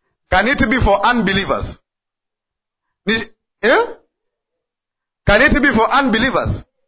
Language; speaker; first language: English; non-native, local second language; Swahili